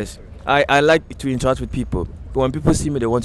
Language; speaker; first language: English; native; English